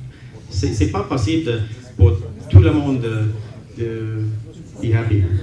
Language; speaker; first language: French; non-native, learner; English